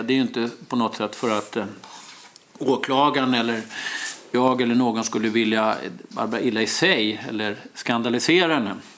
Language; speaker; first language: Swedish; native; Swedish